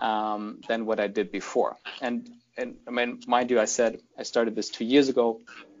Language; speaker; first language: English; non-native, fluent; German